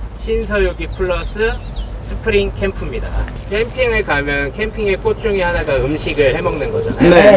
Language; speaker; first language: Korean; native; Korean